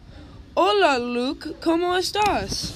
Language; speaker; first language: Spanish; non-native, learner; English